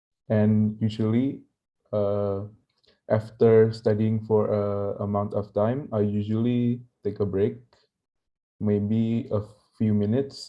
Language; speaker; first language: English; non-native, learner; Indonesian